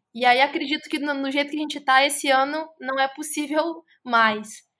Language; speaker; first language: Portuguese; native; Portuguese